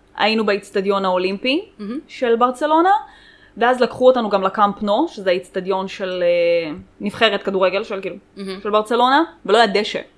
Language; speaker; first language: Hebrew; early bilingual, other home language; Russian